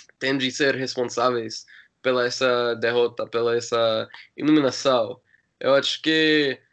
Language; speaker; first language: Portuguese; non-native, learner; English